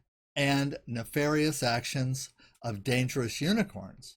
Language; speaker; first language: English; native; English